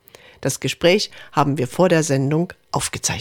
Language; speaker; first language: German; native; German